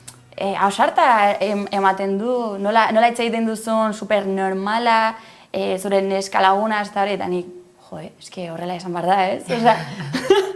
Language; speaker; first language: Basque; non-native, local second language; Spanish